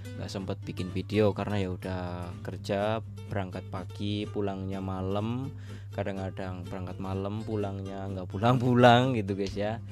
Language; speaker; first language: Indonesian; native; Indonesian